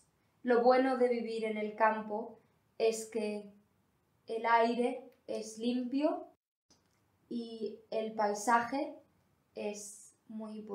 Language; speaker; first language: Spanish; non-native, learner; English